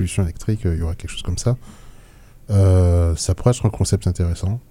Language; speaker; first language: French; native; French